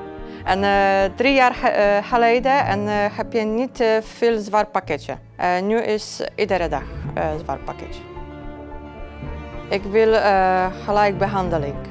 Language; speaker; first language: Dutch; non-native, learner; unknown